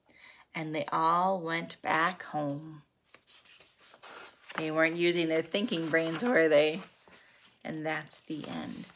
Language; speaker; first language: English; native; English